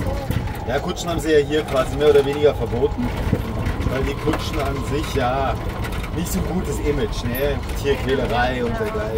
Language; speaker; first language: German; native; German